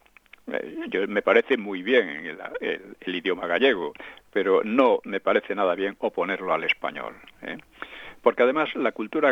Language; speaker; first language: Spanish; non-native, local second language; Galician